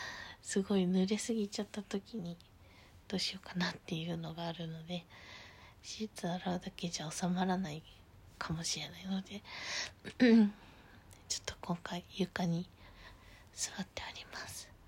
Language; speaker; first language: Japanese; native; Japanese